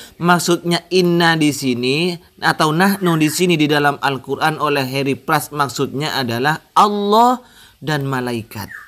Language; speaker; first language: Indonesian; non-native, local second language; Madurese